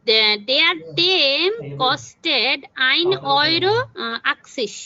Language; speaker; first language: German; non-native, learner; Bangla